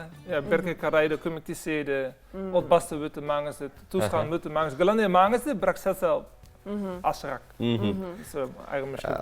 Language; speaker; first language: Kazakh; non-native, learner; Dutch